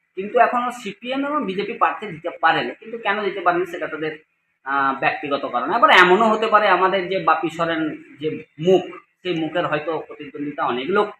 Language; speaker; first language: Bangla; native; Bangla